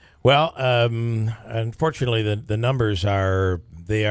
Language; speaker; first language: English; native; English